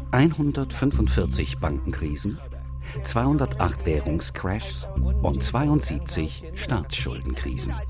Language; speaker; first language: German; native; German